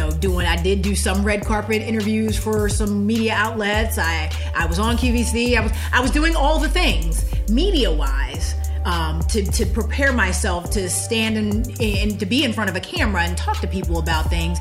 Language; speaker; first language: English; native; English